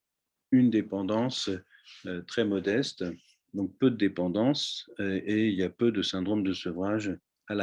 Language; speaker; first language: French; native; French